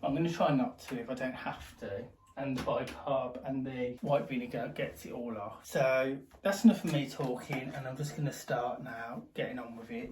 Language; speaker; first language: English; native; English